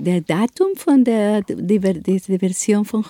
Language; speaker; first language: German; non-native, learner; Spanish